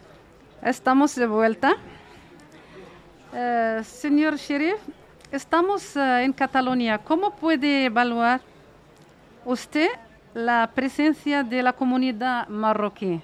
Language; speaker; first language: Spanish; non-native, fluent; Arabic